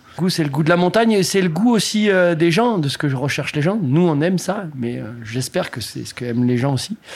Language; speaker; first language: French; native; French